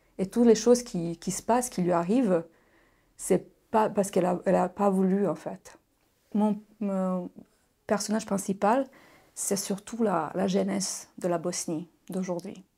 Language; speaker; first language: French; non-native, fluent; Bosnian